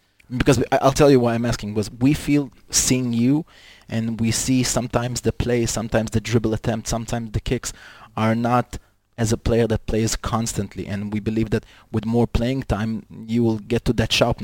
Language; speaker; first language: English; non-native, fluent; Hebrew